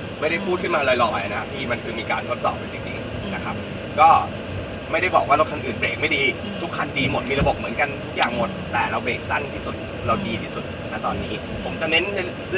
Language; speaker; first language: Thai; native; Thai